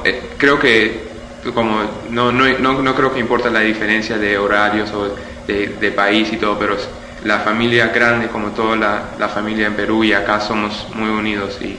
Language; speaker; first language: Spanish; early bilingual, heritage; Spanish